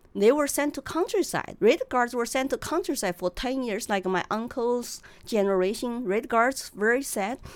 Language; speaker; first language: English; non-native, fluent; Chinese